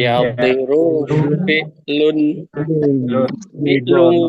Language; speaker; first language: Arabic; non-native, learner; Indonesian